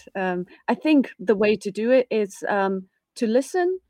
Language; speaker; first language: English; non-native, local second language; Cantonese